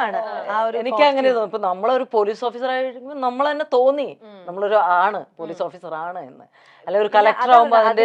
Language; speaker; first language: Malayalam; native; Malayalam